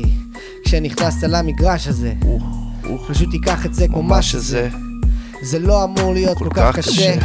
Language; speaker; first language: Hebrew; native; Hebrew